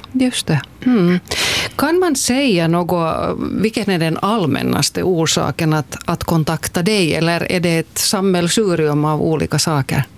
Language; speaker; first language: Swedish; native; Swedish